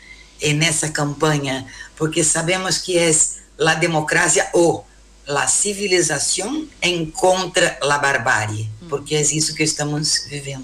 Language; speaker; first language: Spanish; non-native, learner; Portuguese